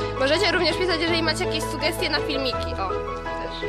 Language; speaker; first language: Polish; native; Polish